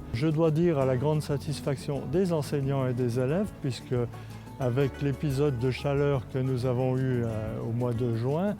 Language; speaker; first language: French; native; French